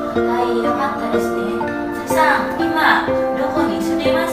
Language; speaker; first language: Japanese; non-native, learner; Indonesian